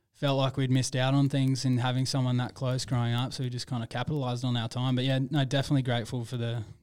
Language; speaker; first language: English; native; English